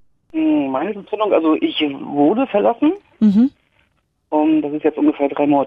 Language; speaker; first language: German; native; German